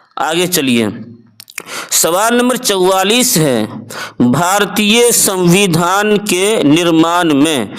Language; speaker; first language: Urdu; native; Urdu